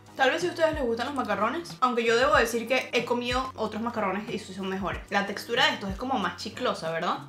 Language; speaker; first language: Spanish; native; Spanish